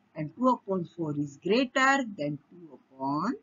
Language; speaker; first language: English; non-native, local second language; Marathi